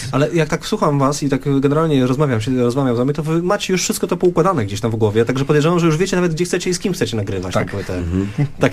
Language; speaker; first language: Polish; native; Polish